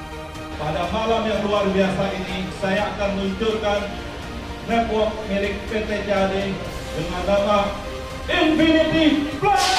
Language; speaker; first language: Indonesian; native; Indonesian